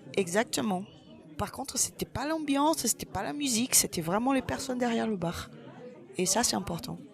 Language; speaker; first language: French; non-native, fluent; Portuguese